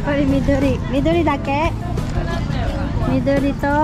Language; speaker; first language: Japanese; non-native, learner; Filipino